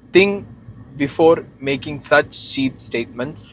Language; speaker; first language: English; non-native, local second language; Malayalam